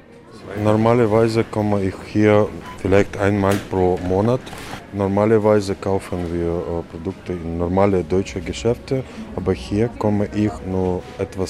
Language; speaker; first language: German; non-native, learner; Russian